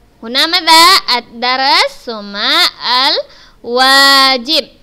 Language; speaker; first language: Arabic; non-native, fluent; Indonesian